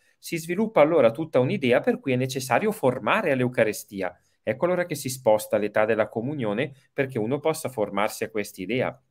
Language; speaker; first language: Italian; native; Italian